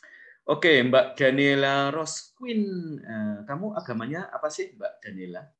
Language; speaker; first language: Indonesian; native; Indonesian